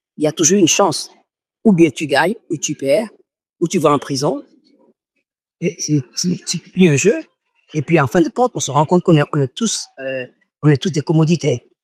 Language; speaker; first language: French; non-native, local second language; Fon